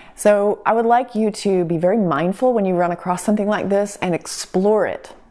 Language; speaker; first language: English; native; English